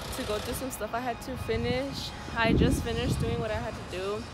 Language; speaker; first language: English; early bilingual, other home language; Spanish